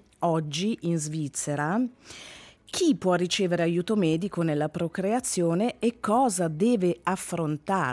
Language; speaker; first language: Italian; native; Italian